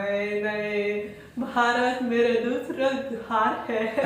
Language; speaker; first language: Hindi; non-native, learner; Russian